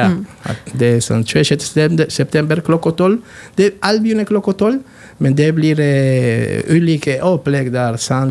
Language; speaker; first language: Norwegian; non-native, fluent; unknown